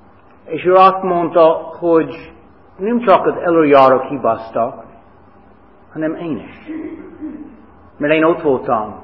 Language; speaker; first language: Hungarian; non-native, fluent; English